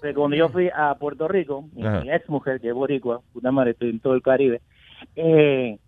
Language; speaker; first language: Spanish; native; Spanish